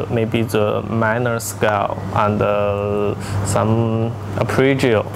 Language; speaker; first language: English; non-native, learner; Chinese